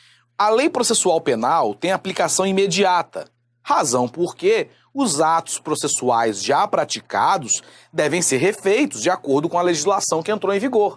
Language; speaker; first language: Portuguese; native; Portuguese